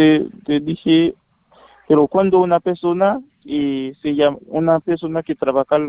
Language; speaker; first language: Spanish; non-native, learner; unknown